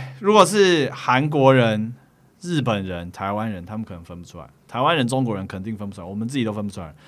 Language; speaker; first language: Chinese; native; Chinese